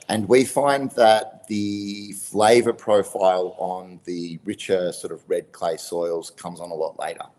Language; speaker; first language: English; native; English